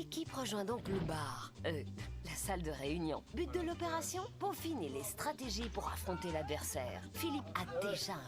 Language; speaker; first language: French; native; French